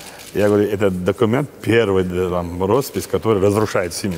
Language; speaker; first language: Russian; non-native, local second language; Chechen